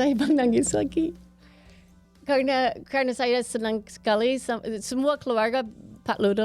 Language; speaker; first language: Indonesian; non-native, fluent; English